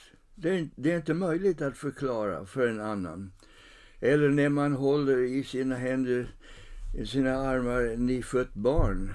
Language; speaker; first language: Swedish; non-native, fluent; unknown